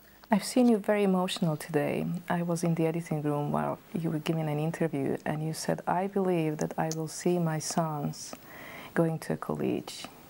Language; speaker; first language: English; non-native, fluent; Slovak